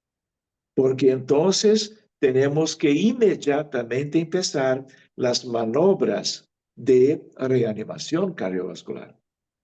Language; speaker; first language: Spanish; non-native, fluent; Portuguese